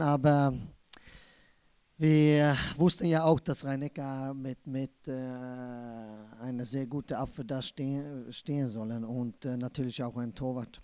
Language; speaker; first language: German; non-native, fluent; Swedish